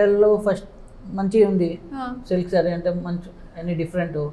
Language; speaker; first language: Telugu; non-native, local second language; Kannada